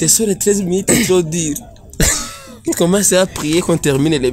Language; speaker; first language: French; non-native, local second language; Rundi